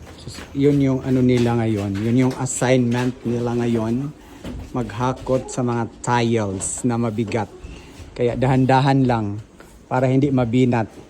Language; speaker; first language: Filipino; non-native, local second language; Cebuano